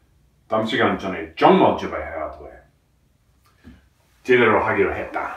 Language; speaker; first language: Korean; non-native, learner; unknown